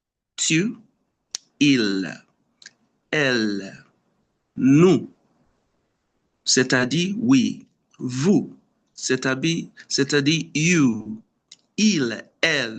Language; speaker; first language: French; non-native, fluent; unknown